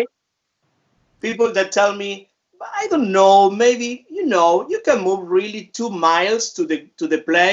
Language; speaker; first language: English; non-native, fluent; Spanish